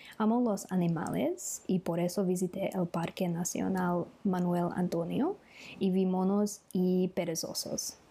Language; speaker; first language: Spanish; non-native, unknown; English